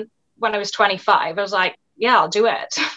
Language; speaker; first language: English; native; English